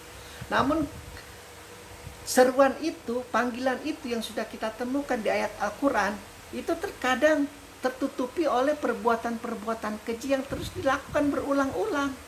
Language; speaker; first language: Indonesian; native; Indonesian